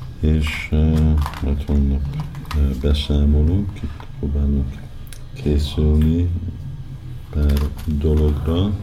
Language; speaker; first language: Hungarian; early bilingual, heritage; Hungarian